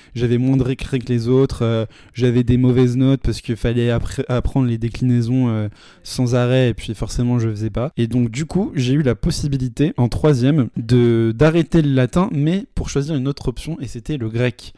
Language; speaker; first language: French; native; French